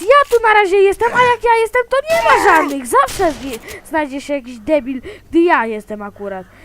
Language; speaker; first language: Polish; native; Polish